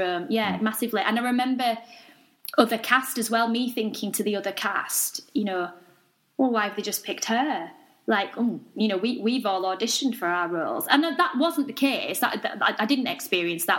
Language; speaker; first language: English; native; English